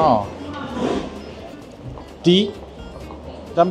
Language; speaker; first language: Filipino; non-native, learner; Korean